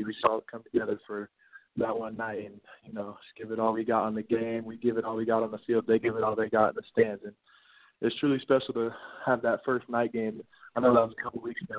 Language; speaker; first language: English; native; English